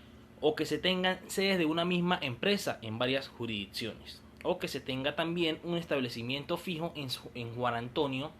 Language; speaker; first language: Spanish; native; Spanish